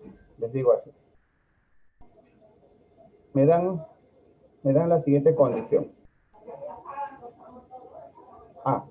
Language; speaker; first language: Spanish; native; Spanish